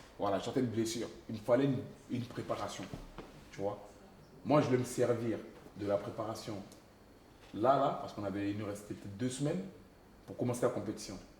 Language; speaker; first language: French; early bilingual, other home language; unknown